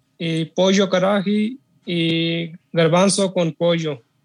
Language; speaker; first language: Spanish; non-native, learner; Urdu